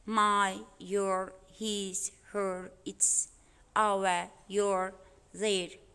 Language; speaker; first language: English; non-native, fluent; Azerbaijani